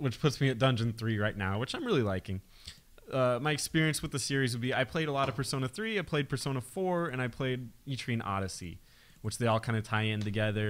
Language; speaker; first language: English; native; English